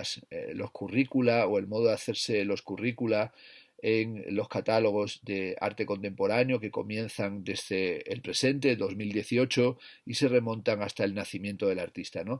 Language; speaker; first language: Spanish; native; Spanish